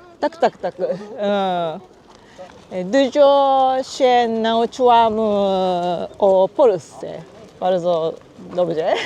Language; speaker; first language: Polish; non-native, learner; Japanese